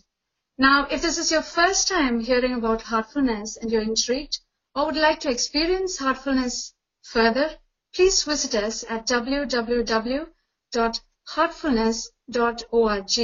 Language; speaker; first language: English; non-native, local second language; Tamil